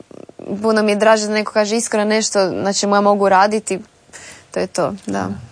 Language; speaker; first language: Serbian; native; Serbian